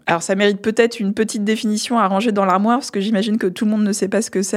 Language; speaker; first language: French; native; French